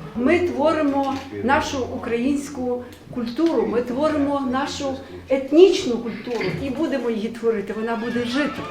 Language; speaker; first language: Ukrainian; native; Ukrainian